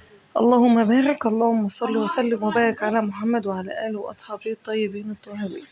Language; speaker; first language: Arabic; native; Arabic